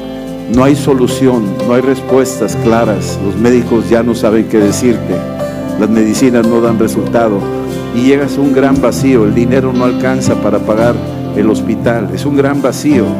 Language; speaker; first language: Spanish; native; Spanish